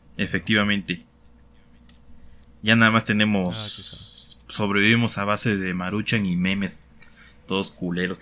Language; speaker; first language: Spanish; native; Spanish